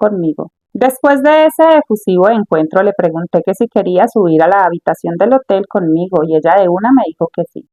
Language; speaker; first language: Spanish; native; Spanish